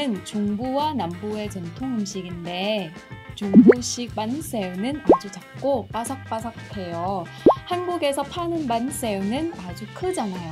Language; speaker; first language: Korean; non-native, fluent; Vietnamese